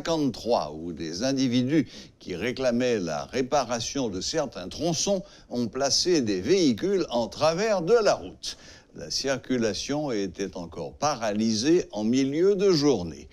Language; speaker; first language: French; non-native, local second language; Haitian Creole